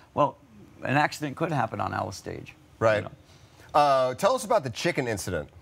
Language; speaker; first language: English; native; English